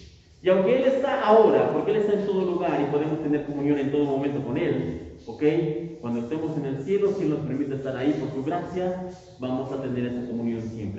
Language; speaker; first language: Spanish; native; Spanish